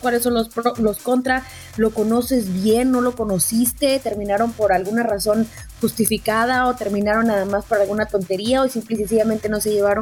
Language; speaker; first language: Spanish; native; Spanish